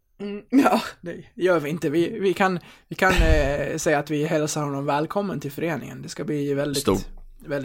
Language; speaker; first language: Swedish; native; Swedish